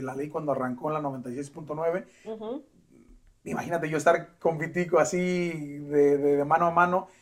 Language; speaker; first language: Spanish; native; Spanish